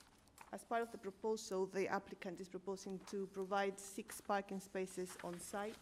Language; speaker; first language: English; native; English